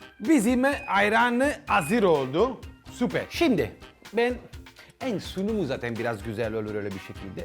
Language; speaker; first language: Turkish; non-native, learner; Italian